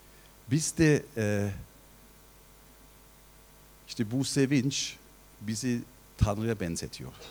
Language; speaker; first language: Turkish; non-native, fluent; German